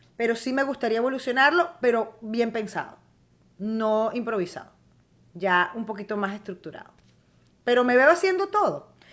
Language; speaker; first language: Spanish; native; Spanish